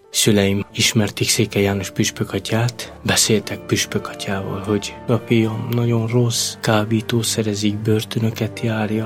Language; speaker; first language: Hungarian; non-native, local second language; Romany